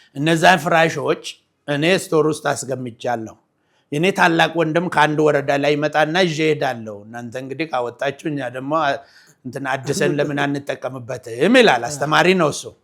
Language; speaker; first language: Amharic; non-native, local second language; Oromo